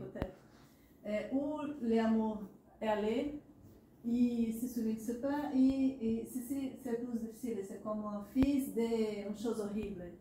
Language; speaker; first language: French; non-native, learner; Portuguese